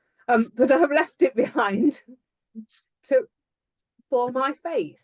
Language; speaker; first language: English; native; English